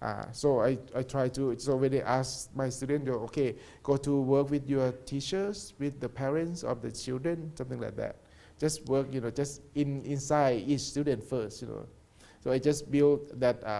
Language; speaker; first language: English; non-native, learner; Thai